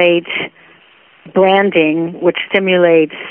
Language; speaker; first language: English; native; English